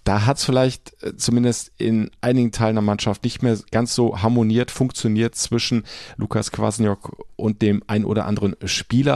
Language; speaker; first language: German; native; German